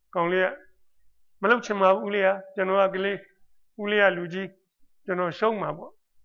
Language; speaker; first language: Burmese; native; Burmese